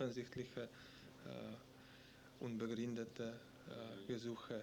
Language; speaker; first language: German; non-native, learner; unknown